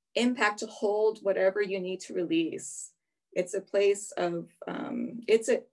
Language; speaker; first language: English; native; English